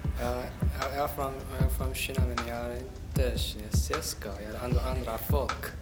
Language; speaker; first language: Swedish; non-native, learner; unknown